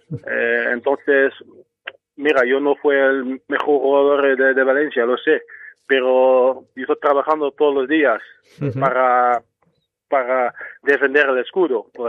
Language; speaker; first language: Spanish; non-native, fluent; Dutch